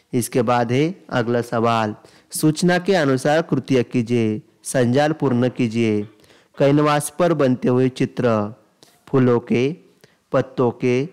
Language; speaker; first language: Hindi; non-native, local second language; Marathi